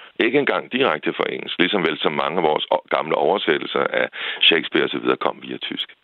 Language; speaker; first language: Danish; native; Danish